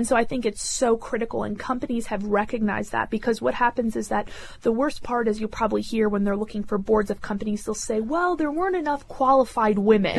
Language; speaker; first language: English; native; English